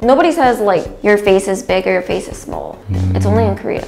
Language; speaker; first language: English; native; English